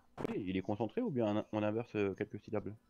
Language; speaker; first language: French; native; French